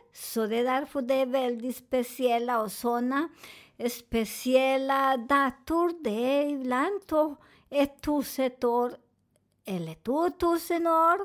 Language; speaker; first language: Swedish; non-native, learner; Spanish